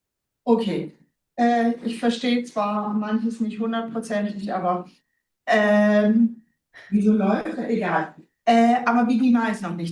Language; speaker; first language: German; native; German